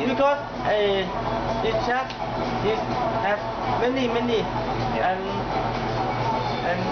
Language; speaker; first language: English; non-native, learner; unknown